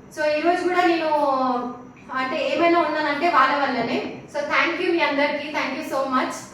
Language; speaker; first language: Telugu; non-native, learner; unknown